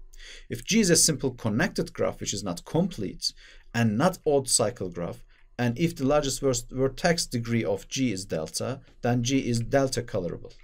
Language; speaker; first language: English; non-native, fluent; Turkish